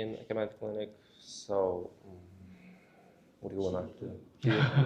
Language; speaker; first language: English; non-native, fluent; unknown